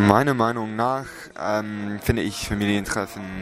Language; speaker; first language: German; non-native, learner; English